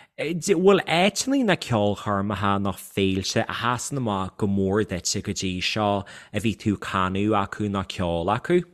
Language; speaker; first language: Irish; native; Irish